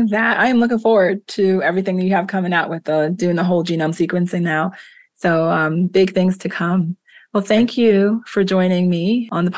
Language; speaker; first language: English; native; English